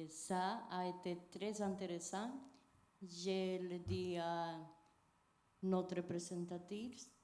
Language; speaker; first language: French; non-native, learner; Spanish